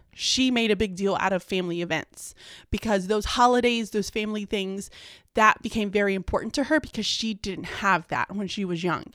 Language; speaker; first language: English; early bilingual, other home language; Spanish